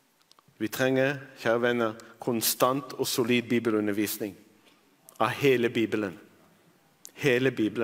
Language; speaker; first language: Norwegian; non-native, fluent; Arabic